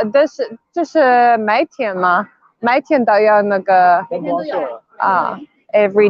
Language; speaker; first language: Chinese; non-native, learner; Afrikaans